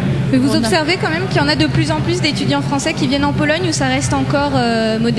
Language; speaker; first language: French; native; French